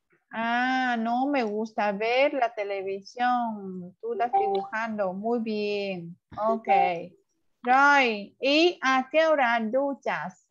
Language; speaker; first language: Spanish; non-native, fluent; Vietnamese